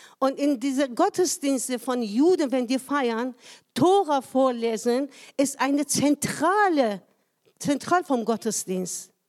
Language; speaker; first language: German; non-native, fluent; Persian